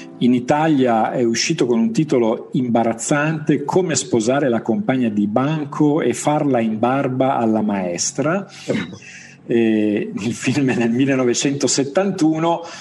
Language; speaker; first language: Italian; native; Italian